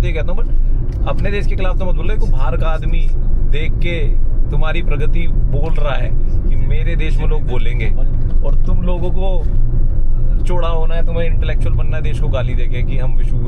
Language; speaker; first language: Hindi; native; Hindi